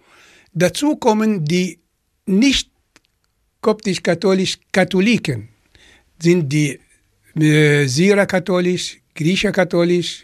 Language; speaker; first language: German; non-native, fluent; Arabic